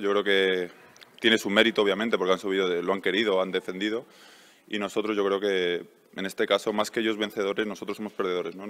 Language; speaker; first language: Spanish; native; Spanish